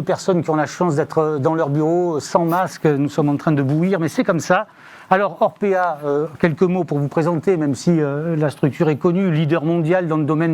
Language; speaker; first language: French; native; French